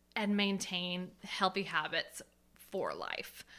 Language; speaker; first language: English; native; English